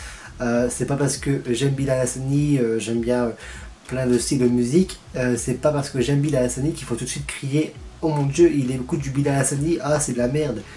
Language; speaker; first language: French; native; French